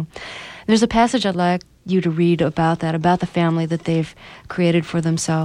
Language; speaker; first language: English; native; English